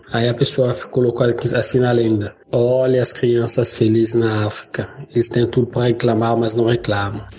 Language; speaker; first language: Portuguese; non-native, fluent; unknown